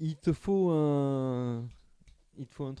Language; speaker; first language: French; native; French